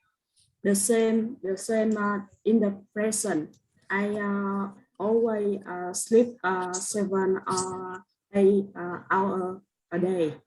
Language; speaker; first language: English; non-native, learner; Vietnamese